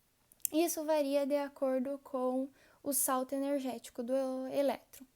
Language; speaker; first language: Portuguese; native; Portuguese